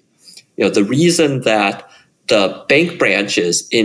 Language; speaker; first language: English; native; English